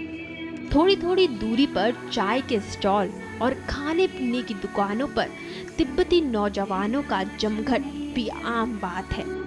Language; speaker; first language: Hindi; native; Hindi